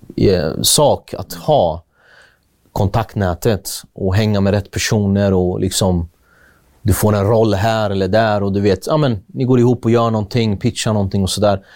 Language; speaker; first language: Swedish; early bilingual, other home language; Kurdish